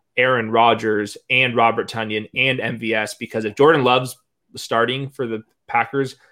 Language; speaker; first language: English; native; English